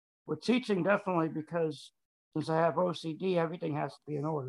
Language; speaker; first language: English; early bilingual, other home language; Spanish